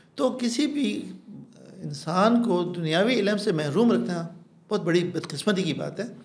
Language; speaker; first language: Urdu; non-native, local second language; Pashto